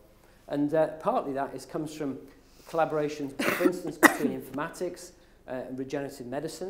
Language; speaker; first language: English; native; English